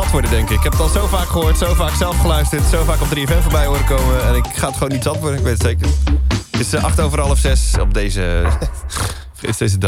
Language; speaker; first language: Dutch; native; Dutch